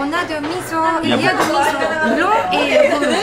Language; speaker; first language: French; non-native, learner; Japanese